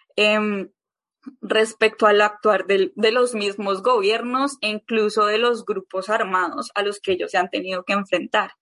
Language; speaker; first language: Spanish; native; Spanish